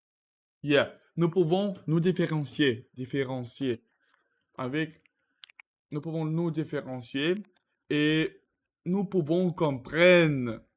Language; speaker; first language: French; non-native, learner; Russian